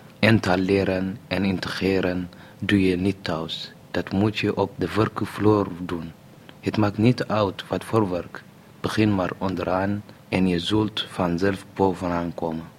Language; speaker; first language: Dutch; non-native, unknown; Amharic